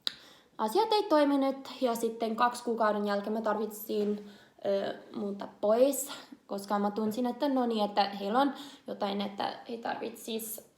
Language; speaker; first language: Finnish; non-native, learner; English